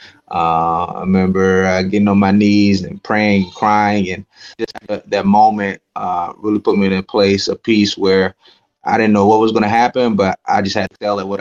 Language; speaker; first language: English; native; English